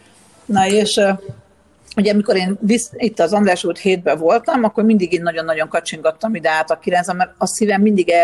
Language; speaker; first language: Hungarian; native; Hungarian